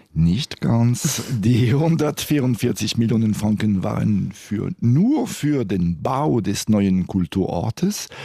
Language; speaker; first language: German; non-native, local second language; French